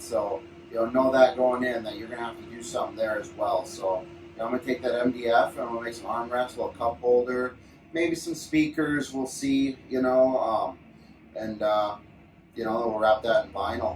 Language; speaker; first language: English; native; English